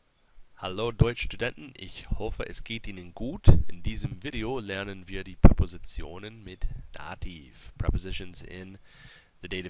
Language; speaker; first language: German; non-native, fluent; English